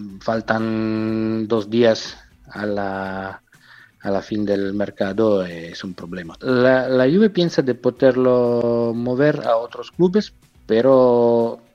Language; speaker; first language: Spanish; non-native, fluent; Italian